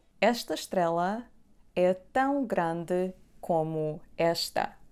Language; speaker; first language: Portuguese; non-native, fluent; Serbian